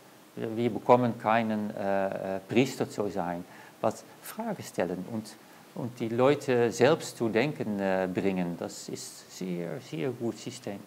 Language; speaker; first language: German; non-native, learner; Dutch